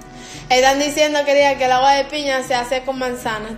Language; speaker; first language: Spanish; native; Spanish